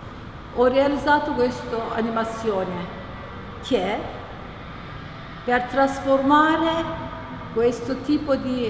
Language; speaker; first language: Italian; non-native, learner; Turkish